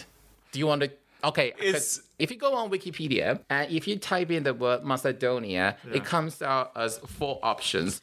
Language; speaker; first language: English; non-native, fluent; Chinese